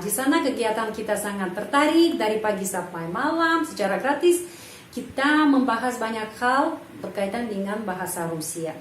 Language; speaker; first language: Indonesian; non-native, fluent; Russian